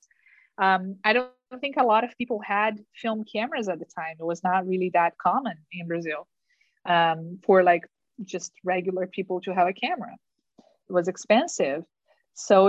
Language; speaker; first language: English; non-native, fluent; Portuguese